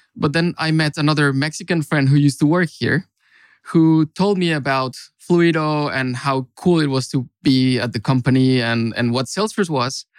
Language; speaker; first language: English; non-native, fluent; Spanish